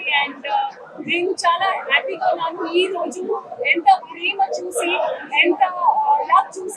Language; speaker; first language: Telugu; non-native, learner; Hindi